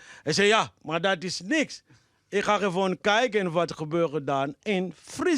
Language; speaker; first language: Dutch; non-native, fluent; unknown